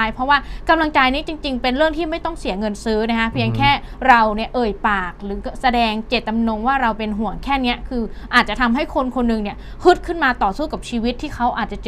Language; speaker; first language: Thai; native; Thai